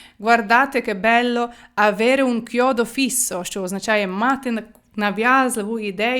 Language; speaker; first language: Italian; non-native, fluent; Ukrainian